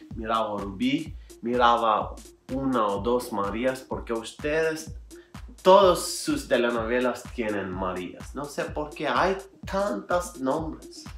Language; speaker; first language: Spanish; non-native, learner; Albanian